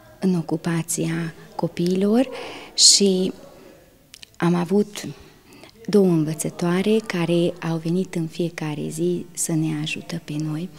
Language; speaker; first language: Romanian; non-native, local second language; Hungarian